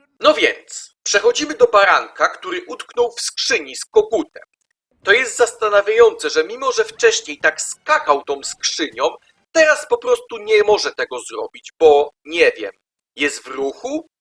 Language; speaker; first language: Polish; native; Polish